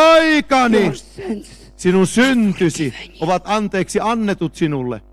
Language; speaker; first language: Finnish; native; Finnish